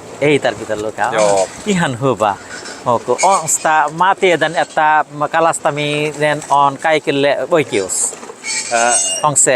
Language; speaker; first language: Finnish; non-native, fluent; Bangla